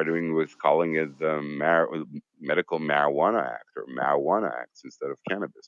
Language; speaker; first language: English; non-native, fluent; Hebrew